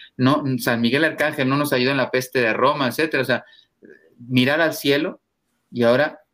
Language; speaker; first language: Spanish; native; Spanish